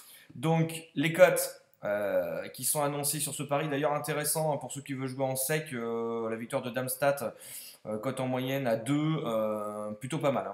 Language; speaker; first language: French; native; French